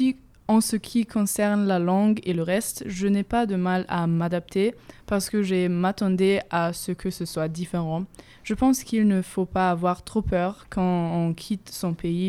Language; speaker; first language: French; non-native, fluent; German